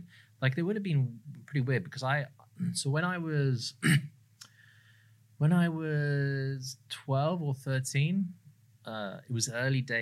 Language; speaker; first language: English; native; English